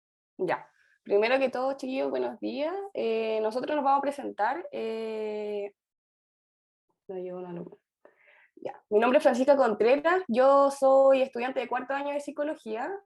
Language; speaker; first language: Spanish; native; Spanish